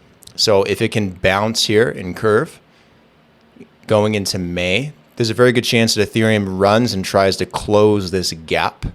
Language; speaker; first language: English; native; English